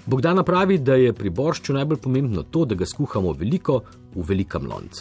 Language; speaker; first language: Slovenian; native; Slovenian